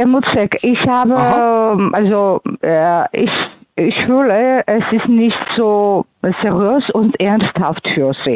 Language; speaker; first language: German; non-native, fluent; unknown